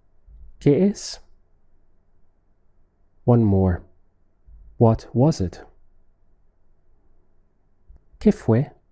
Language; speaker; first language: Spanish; non-native, fluent; English